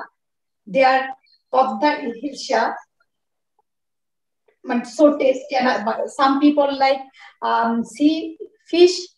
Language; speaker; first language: English; non-native, learner; Bangla